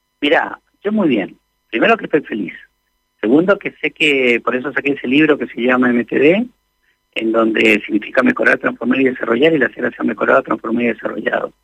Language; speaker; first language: Spanish; native; Spanish